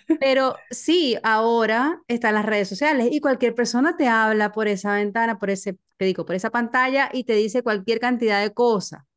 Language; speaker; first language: Spanish; native; Spanish